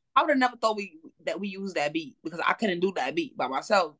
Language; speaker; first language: English; native; English